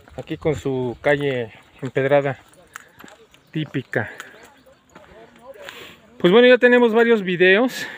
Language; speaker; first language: Spanish; native; Spanish